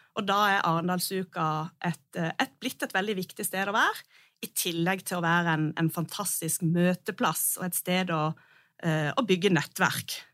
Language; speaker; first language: Norwegian; native; Norwegian